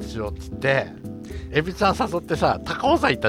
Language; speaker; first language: Japanese; native; Japanese